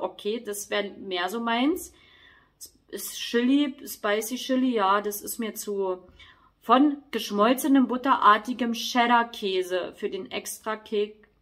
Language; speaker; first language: German; native; German